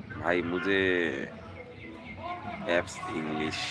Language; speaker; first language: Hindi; non-native, fluent; Bangla